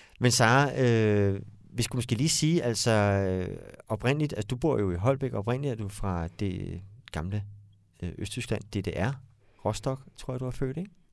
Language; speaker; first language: Danish; native; Danish